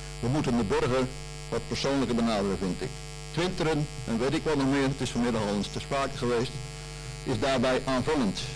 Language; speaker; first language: Dutch; native; Dutch